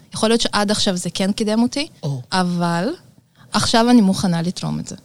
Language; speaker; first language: Hebrew; early bilingual, other home language; Russian